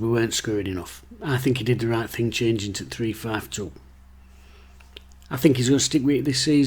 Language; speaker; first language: English; native; English